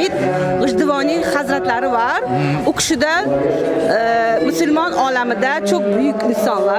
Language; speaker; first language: Turkish; non-native, learner; Uzbek